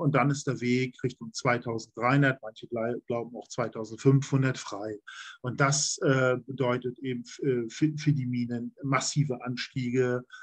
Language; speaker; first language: German; native; German